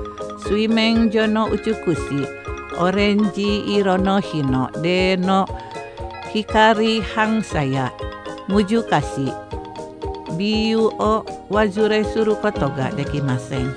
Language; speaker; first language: Japanese; non-native, fluent; Indonesian